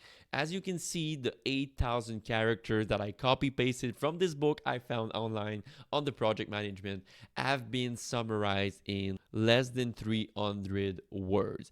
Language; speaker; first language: English; non-native, fluent; French